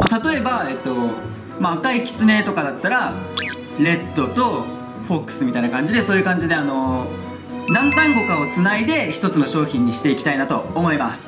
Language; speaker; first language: Japanese; native; Japanese